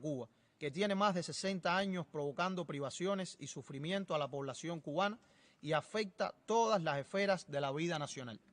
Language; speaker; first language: Spanish; native; Spanish